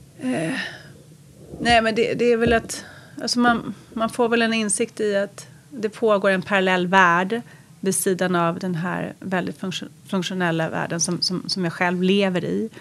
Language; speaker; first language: Swedish; native; Swedish